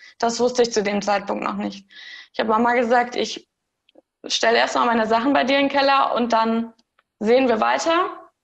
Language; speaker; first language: German; early bilingual, heritage; German